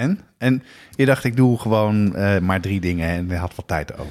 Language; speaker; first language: Dutch; native; Dutch